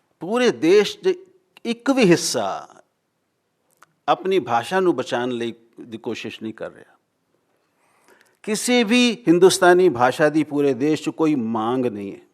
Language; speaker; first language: Punjabi; non-native, local second language; Hindi